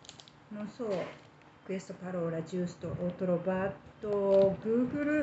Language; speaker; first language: Italian; non-native, learner; Japanese